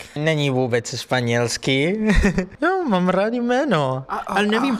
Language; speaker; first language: Czech; non-native, learner; Spanish